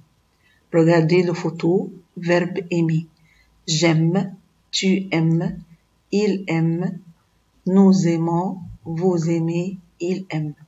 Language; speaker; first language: French; non-native, fluent; Arabic